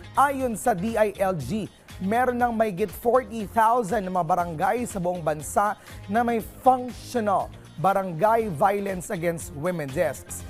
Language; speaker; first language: Filipino; native; Filipino